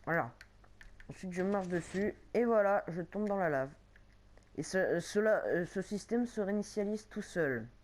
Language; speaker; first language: French; native; French